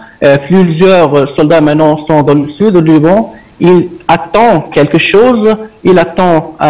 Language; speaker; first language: French; non-native, fluent; Arabic